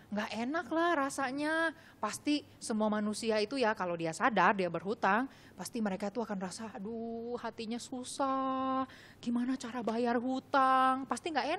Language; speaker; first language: Indonesian; native; Indonesian